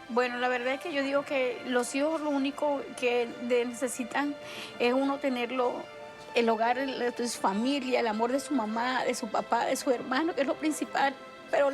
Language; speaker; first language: Spanish; native; Spanish